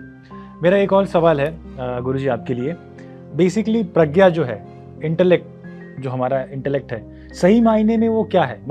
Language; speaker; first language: Hindi; native; Hindi